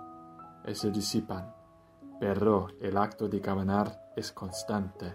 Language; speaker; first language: Spanish; non-native, fluent; English